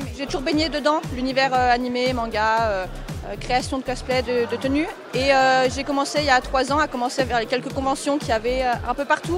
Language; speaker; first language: French; native; French